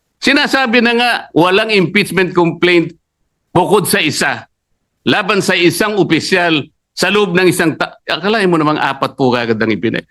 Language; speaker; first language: Filipino; native; Filipino